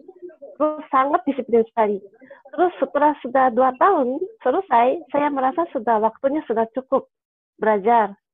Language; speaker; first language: Indonesian; non-native, fluent; Japanese